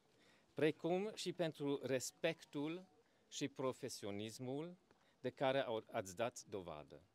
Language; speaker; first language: Romanian; non-native, fluent; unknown